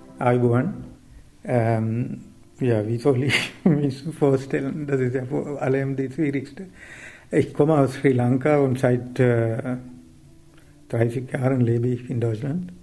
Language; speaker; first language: German; non-native, learner; Sinhala